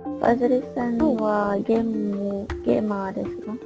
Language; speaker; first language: Japanese; non-native, learner; Malay